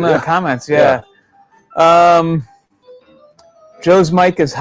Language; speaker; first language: English; native; English